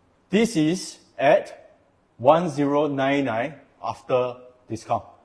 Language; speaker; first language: English; non-native, local second language; Chinese